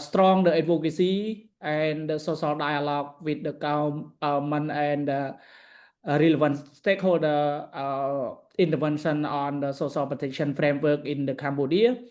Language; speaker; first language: English; non-native, learner; Khmer